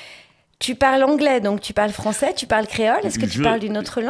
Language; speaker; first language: French; native; French